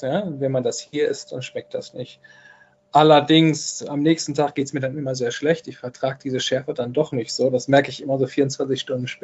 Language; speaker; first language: German; native; German